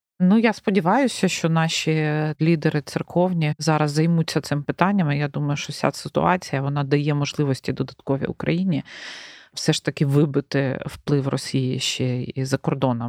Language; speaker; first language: Ukrainian; native; Ukrainian